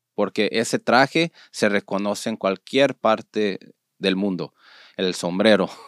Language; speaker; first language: Spanish; early bilingual, heritage; Spanish